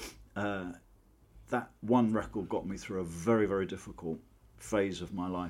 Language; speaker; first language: English; native; English